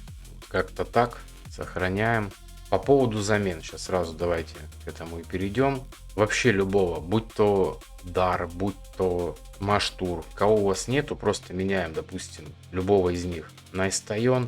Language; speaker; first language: Russian; native; Russian